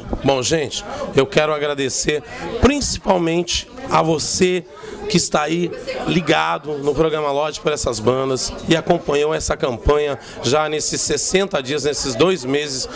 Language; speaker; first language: Portuguese; native; Portuguese